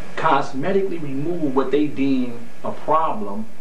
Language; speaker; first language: English; native; English